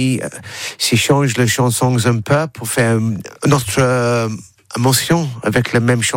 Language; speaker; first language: French; non-native, learner; English